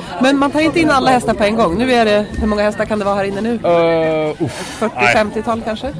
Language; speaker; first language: Swedish; native; Swedish